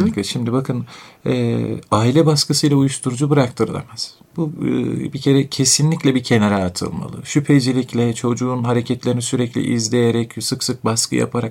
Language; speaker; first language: Turkish; native; Turkish